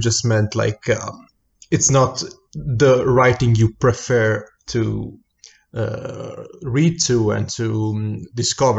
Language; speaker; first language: English; non-native, fluent; Italian